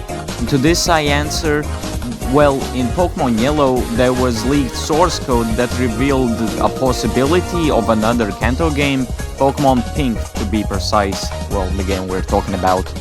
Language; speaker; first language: English; non-native, fluent; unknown